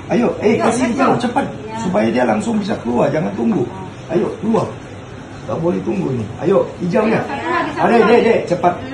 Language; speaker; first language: Indonesian; non-native, fluent; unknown